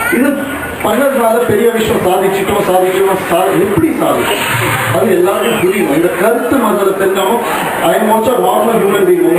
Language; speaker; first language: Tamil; non-native, local second language; Marwari